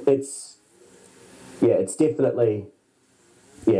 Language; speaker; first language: English; native; English